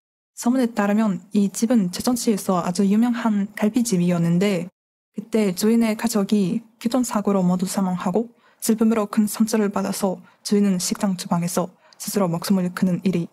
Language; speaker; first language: Korean; non-native, fluent; Kazakh